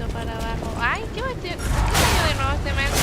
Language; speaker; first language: Spanish; native; Spanish